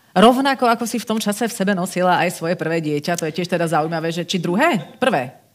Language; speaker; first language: Slovak; native; Slovak